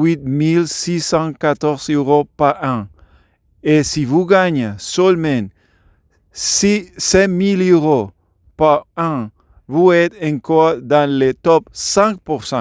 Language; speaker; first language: French; non-native, learner; Spanish